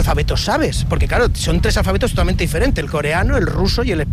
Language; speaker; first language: Spanish; native; Spanish